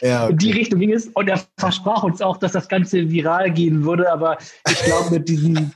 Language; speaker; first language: German; native; German